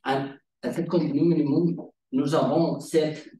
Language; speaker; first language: French; non-native, learner; Spanish